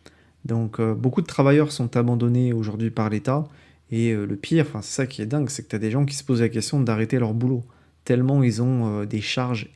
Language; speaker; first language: French; native; French